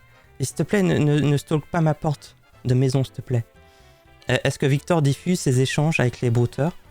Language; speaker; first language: French; native; French